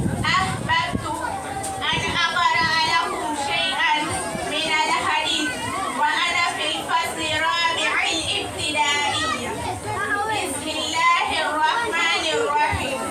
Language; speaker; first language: Arabic; non-native, learner; Swahili